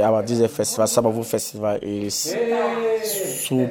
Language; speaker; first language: German; non-native, learner; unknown